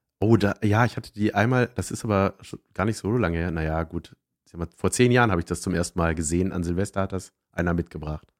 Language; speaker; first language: German; native; German